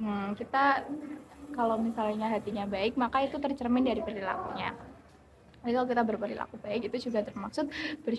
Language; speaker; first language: Indonesian; native; Indonesian